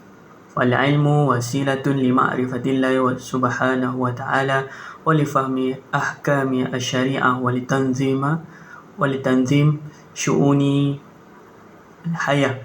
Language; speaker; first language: Arabic; non-native, learner; Malay